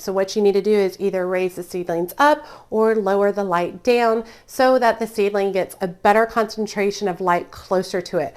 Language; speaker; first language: English; native; English